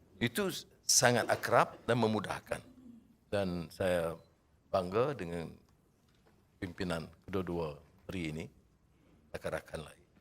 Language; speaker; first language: Malay; native; Malay